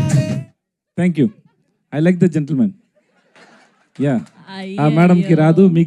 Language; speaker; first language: Telugu; non-native, learner; Tamil